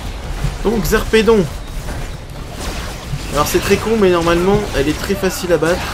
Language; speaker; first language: French; native; French